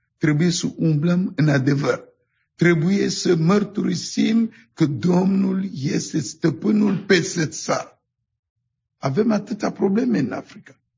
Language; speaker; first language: Romanian; non-native, fluent; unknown